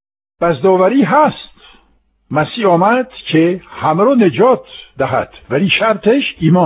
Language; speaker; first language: Persian; non-native, fluent; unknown